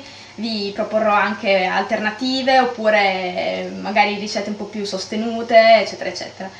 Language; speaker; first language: Italian; native; Italian